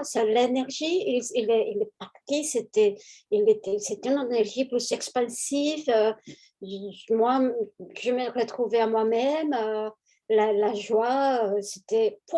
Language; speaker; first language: French; non-native, fluent; Spanish